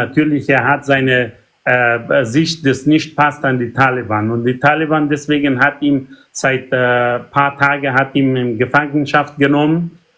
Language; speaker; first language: German; non-native, learner; Persian